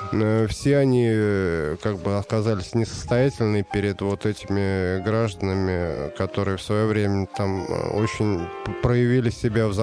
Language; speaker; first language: Russian; native; Russian